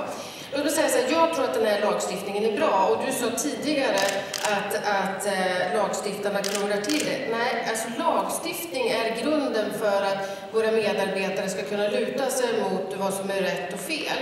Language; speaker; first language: Swedish; native; Swedish